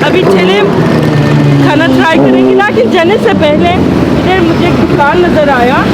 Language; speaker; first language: Hindi; non-native, learner; Turkish